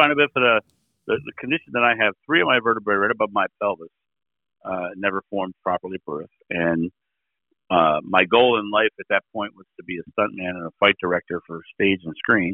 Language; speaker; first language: English; native; English